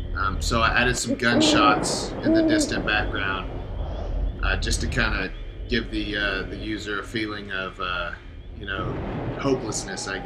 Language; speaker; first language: English; native; English